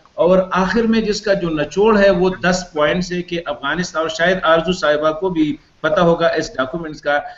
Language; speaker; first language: Urdu; non-native, local second language; Pashto